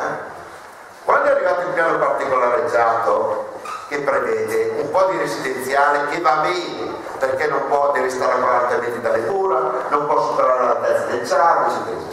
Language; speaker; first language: Italian; native; Italian